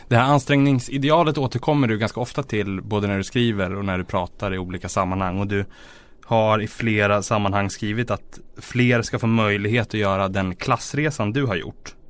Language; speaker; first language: Swedish; native; Swedish